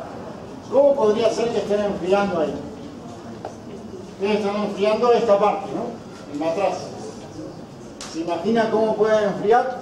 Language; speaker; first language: Spanish; native; Spanish